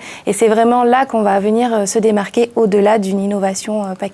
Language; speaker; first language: French; native; French